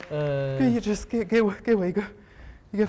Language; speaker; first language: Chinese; non-native, learner; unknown